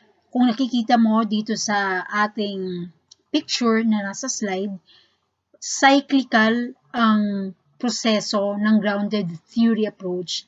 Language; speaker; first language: Filipino; native; Filipino